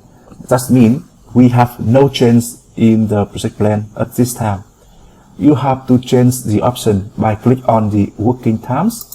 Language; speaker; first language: English; non-native, fluent; Vietnamese